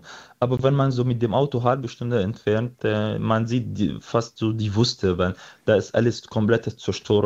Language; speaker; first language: German; non-native, fluent; Arabic